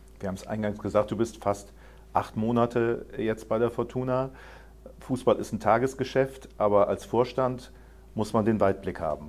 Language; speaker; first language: German; native; German